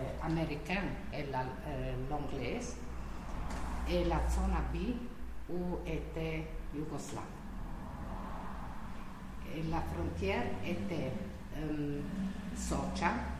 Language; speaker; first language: French; non-native, learner; Slovenian